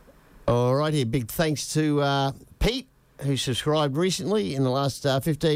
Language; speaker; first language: English; native; English